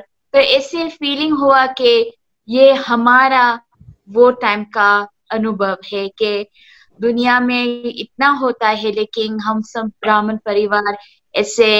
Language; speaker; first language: Hindi; early bilingual, heritage; Hindi